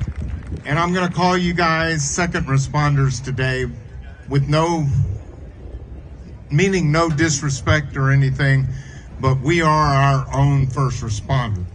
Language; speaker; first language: English; native; English